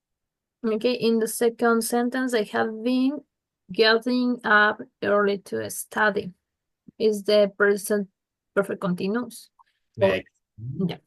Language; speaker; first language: English; non-native, learner; Spanish